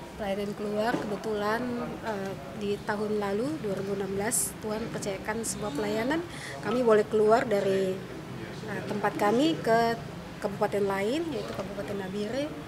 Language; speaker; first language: Indonesian; native; Indonesian